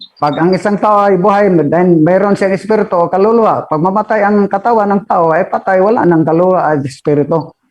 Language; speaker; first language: Filipino; non-native, local second language; Cebuano